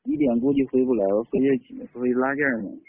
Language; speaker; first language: Chinese; native; Chinese